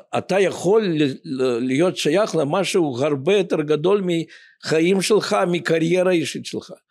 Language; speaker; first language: Hebrew; non-native, fluent; Russian